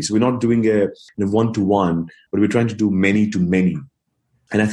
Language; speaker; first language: English; non-native, local second language; Hindi